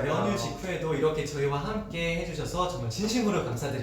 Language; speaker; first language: Korean; native; Korean